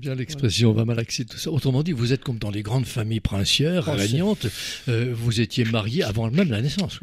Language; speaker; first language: French; native; French